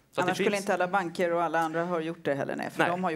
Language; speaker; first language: Swedish; native; Swedish